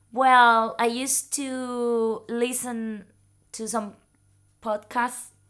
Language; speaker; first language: English; non-native, fluent; Spanish